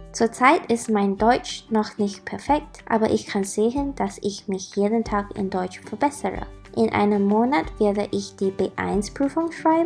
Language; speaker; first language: German; non-native, learner; English